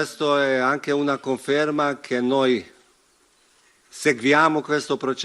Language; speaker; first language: Italian; non-native, fluent; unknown